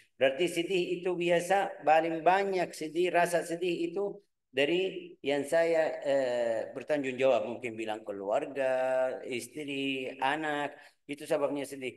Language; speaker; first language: Malay; non-native, fluent; Arabic